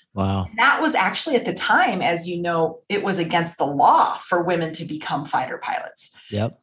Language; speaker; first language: English; native; English